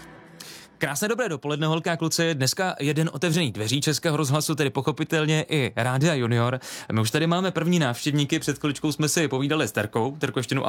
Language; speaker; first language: Czech; native; Czech